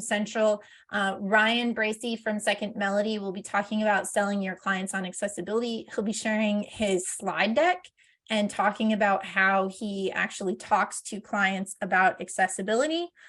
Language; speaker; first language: English; native; English